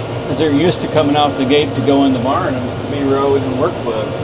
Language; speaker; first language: English; native; English